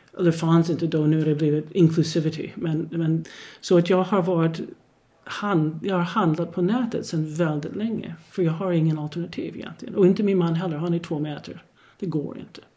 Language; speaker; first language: Swedish; non-native, fluent; English